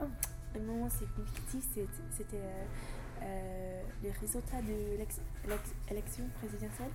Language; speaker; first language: French; non-native, learner; English